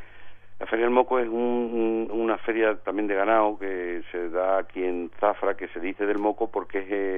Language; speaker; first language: Spanish; native; Spanish